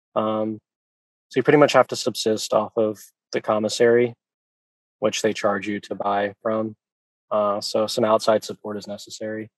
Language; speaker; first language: English; native; English